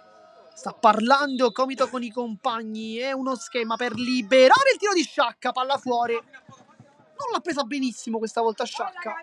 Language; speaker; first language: Italian; native; Italian